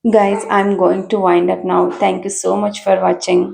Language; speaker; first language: English; non-native, local second language; Kannada